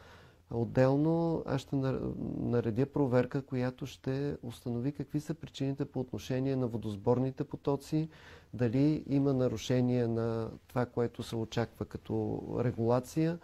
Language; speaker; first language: Bulgarian; native; Bulgarian